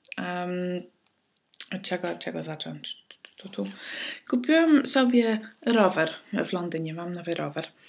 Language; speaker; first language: Polish; early bilingual, heritage; Polish